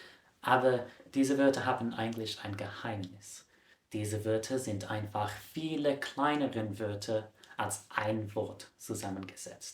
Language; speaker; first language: German; non-native, fluent; English